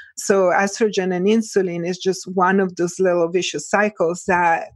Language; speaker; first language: English; early bilingual, other home language; Italian